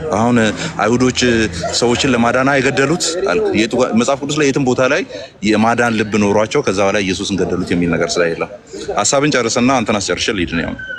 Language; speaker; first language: Amharic; non-native, local second language; Oromo